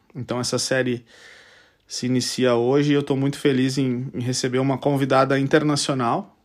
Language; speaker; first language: Portuguese; native; Portuguese